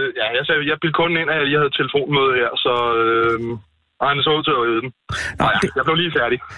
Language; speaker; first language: Danish; native; Danish